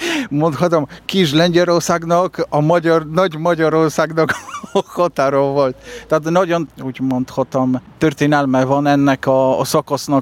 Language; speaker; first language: Hungarian; non-native, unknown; Polish